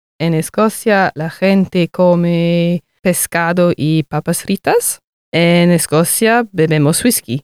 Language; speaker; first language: Spanish; non-native, learner; English